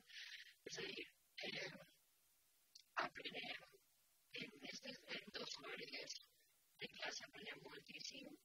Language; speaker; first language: Catalan; non-native, local second language; Spanish